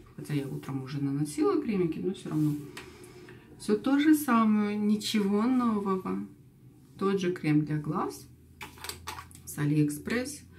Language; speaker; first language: Russian; native; Russian